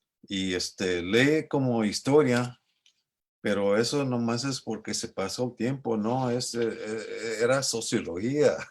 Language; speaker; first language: Spanish; early bilingual, other home language; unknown